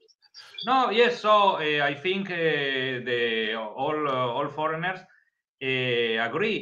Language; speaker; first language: English; non-native, learner; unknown